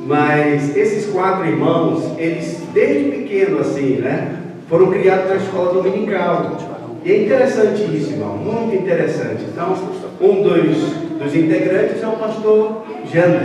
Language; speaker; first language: Portuguese; native; Portuguese